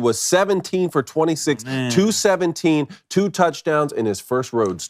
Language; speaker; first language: English; native; English